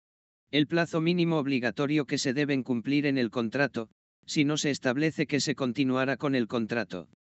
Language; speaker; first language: Spanish; native; Spanish